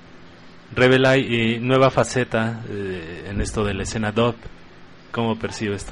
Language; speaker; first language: Spanish; native; Spanish